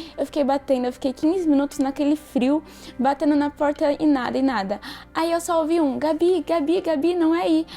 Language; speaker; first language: Portuguese; native; Portuguese